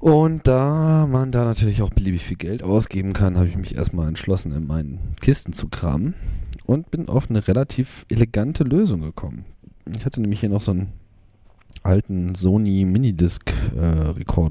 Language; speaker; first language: German; native; German